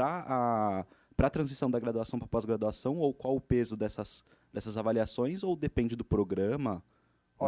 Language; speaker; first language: Portuguese; native; Portuguese